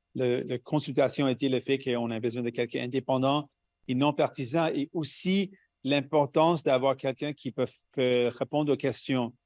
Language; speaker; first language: French; non-native, local second language; English